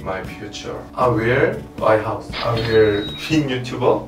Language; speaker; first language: English; non-native, learner; Korean